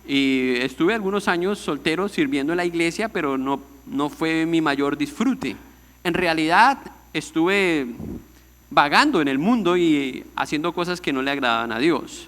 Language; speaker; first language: Spanish; native; Spanish